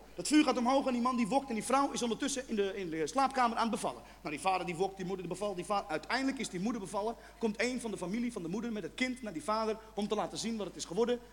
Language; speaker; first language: Dutch; non-native, fluent; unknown